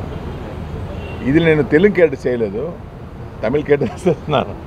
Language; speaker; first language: Telugu; non-native, learner; Tamil